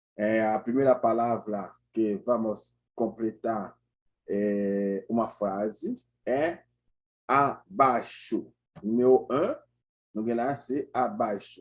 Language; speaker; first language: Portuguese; non-native, learner; Haitian Creole